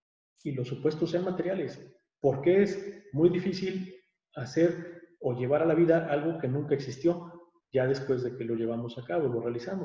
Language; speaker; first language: Spanish; native; Spanish